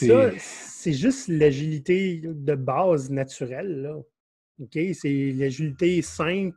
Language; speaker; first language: French; native; French